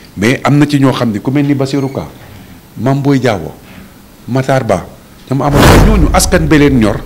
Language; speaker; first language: Wolof; non-native, local second language; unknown